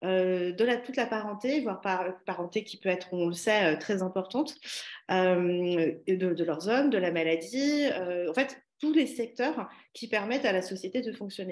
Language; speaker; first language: French; native; French